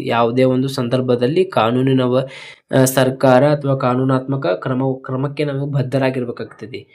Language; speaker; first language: Kannada; native; Kannada